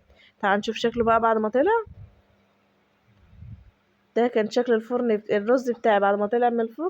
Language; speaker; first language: Arabic; native; Arabic